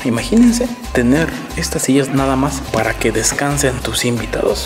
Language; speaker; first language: Spanish; native; Spanish